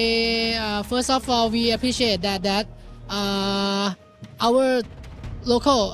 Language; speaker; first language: English; non-native, learner; Thai